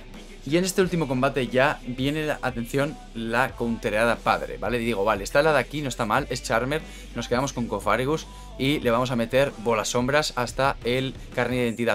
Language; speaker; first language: Spanish; native; Spanish